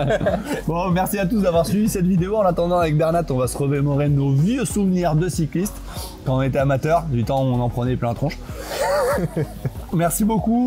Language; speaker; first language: French; native; French